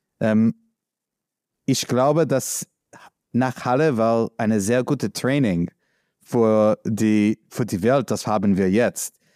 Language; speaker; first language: German; non-native, learner; English